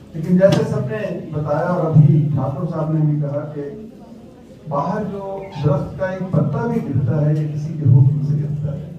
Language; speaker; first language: Urdu; non-native, local second language; Punjabi